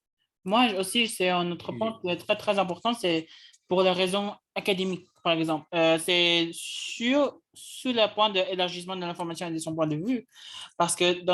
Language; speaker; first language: French; non-native, learner; English